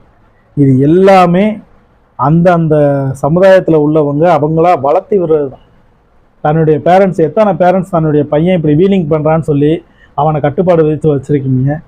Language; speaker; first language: Tamil; native; Tamil